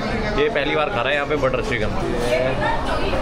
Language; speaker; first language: Hindi; native; Hindi